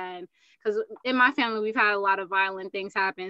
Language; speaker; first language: English; native; English